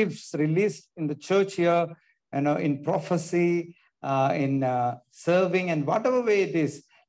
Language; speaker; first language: English; non-native, local second language; Malayalam